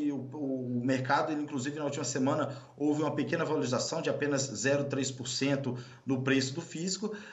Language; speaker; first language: Portuguese; native; Portuguese